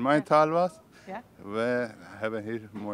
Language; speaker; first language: Dutch; non-native, learner; Chinese